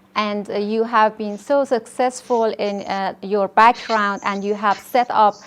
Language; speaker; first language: English; non-native, fluent; Persian